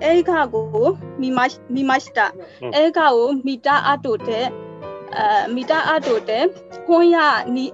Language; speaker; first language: Japanese; non-native, learner; Burmese